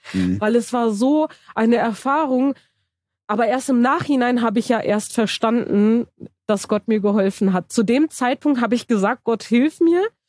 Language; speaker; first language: German; early bilingual, other home language; Turkish